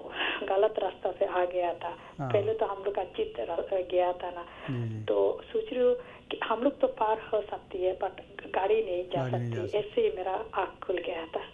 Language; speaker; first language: Hindi; non-native, local second language; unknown